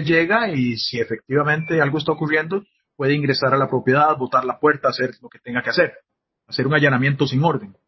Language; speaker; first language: Spanish; native; Spanish